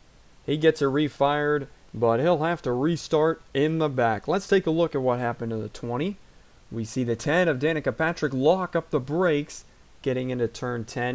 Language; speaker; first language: English; native; English